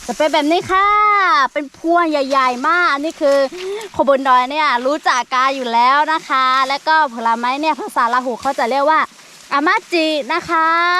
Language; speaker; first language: Thai; non-native, local second language; Lahu